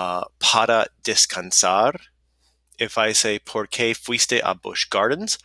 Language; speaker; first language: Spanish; non-native, fluent; English